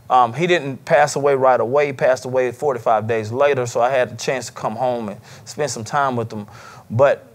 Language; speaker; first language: English; native; English